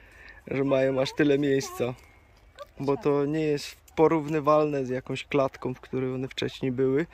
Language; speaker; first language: Polish; native; Polish